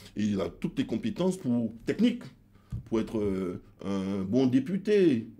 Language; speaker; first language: French; native; French